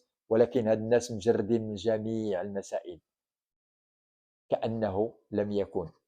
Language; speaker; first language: Arabic; native; Arabic